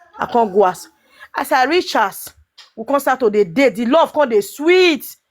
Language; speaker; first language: Nigerian Pidgin; native; Nigerian Pidgin